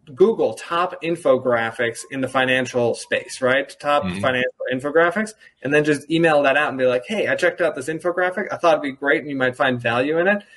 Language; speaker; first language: English; early bilingual, other home language; German